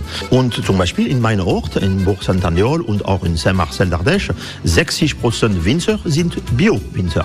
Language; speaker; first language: German; non-native, fluent; French